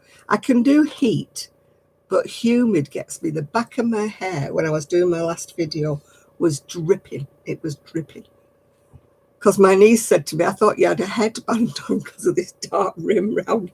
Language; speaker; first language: English; native; English